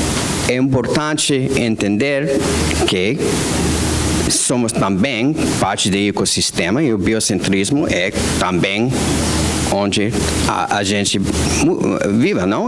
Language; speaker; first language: Portuguese; non-native, fluent; English